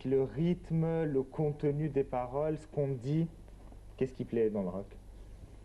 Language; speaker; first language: French; native; French